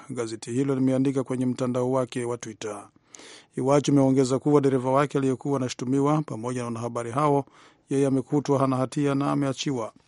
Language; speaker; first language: Swahili; non-native, local second language; Rundi